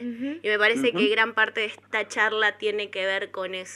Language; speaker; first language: Spanish; native; Spanish